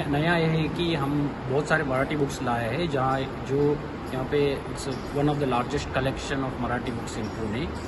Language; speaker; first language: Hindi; non-native, local second language; Kannada